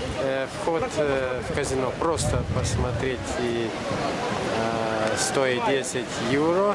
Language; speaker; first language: Russian; non-native, fluent; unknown